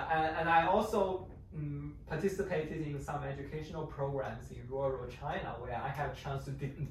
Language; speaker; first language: English; non-native, fluent; Chinese